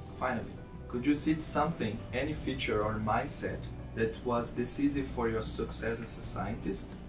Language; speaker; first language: English; non-native, fluent; Portuguese